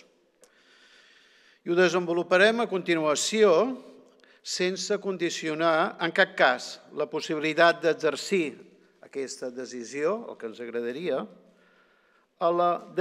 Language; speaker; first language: Catalan; native; Catalan